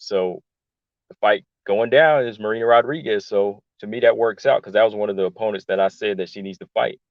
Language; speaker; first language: English; native; English